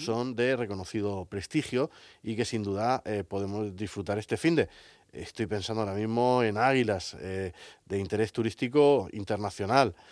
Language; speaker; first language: Spanish; native; Spanish